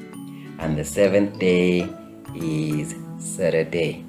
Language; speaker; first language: English; non-native, fluent; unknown